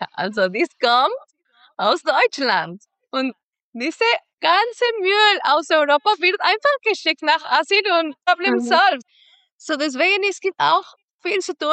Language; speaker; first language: German; non-native, fluent; Spanish